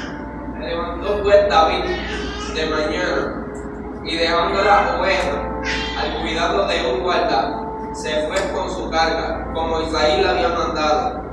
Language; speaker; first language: Spanish; native; Spanish